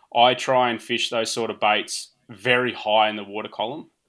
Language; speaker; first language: English; early bilingual, other home language; Portuguese